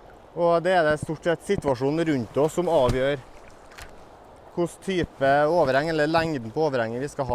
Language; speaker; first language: Norwegian; native; Norwegian